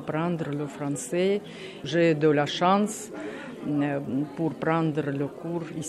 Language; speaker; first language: French; non-native, learner; Russian